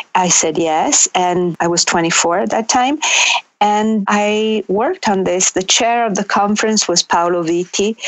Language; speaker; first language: English; non-native, fluent; Italian